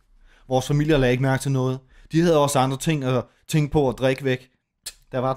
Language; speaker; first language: Danish; native; Danish